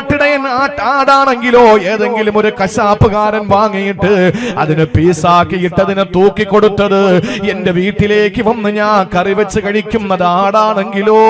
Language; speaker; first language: Malayalam; native; Malayalam